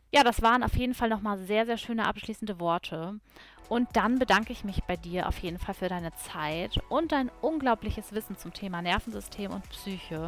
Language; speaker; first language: German; native; German